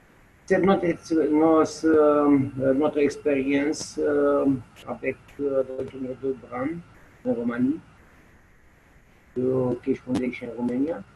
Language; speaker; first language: French; non-native, learner; Romanian